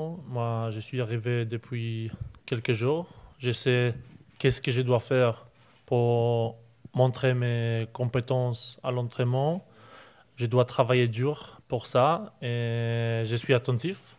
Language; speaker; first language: French; non-native, learner; Polish